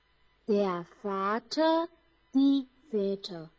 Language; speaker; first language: German; non-native, fluent; Chinese